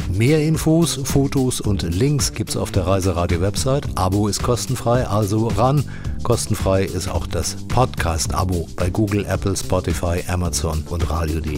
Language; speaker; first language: German; native; German